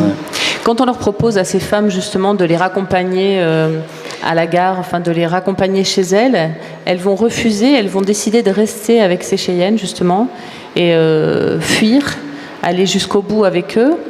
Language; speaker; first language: French; native; French